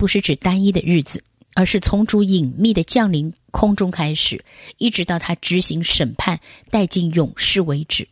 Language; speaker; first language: Chinese; native; Chinese